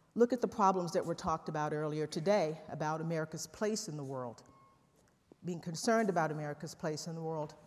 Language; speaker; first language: English; native; English